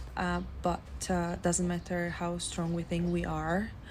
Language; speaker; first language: English; non-native, fluent; Bulgarian